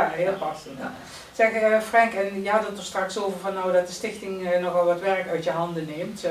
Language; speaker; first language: Dutch; native; Dutch